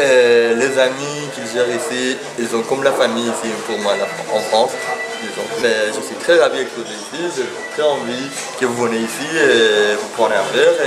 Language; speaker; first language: French; non-native, fluent; Persian